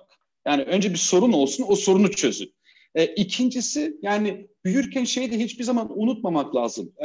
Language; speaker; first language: Turkish; early bilingual, heritage; Turkish